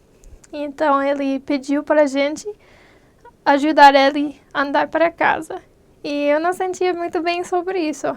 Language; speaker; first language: Portuguese; non-native, fluent; English